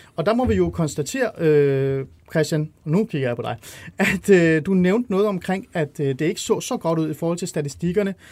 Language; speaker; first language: Danish; early bilingual, other home language; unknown